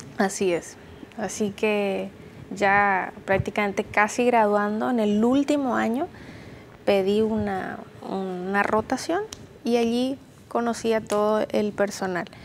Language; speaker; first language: Spanish; native; Spanish